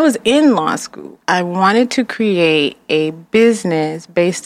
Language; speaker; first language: English; early bilingual, other home language; Jamaican Creole English